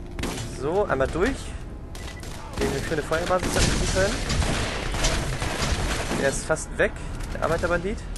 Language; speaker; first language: German; native; German